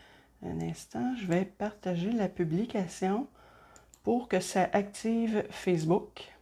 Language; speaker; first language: French; native; French